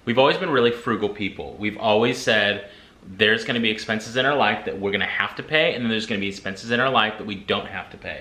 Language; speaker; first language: English; native; English